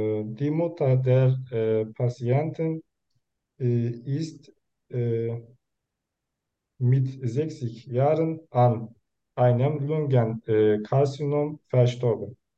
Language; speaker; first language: German; non-native, learner; Turkish